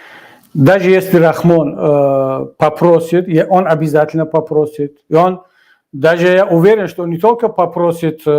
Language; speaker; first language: Russian; non-native, local second language; Tajik